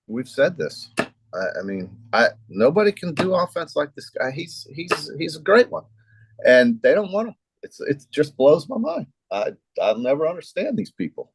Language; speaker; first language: English; native; English